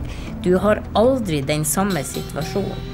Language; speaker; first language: Norwegian; native; Norwegian